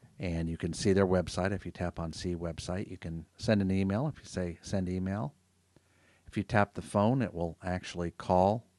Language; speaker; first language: English; native; English